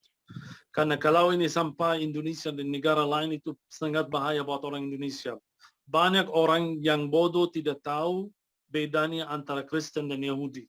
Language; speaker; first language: Indonesian; non-native, fluent; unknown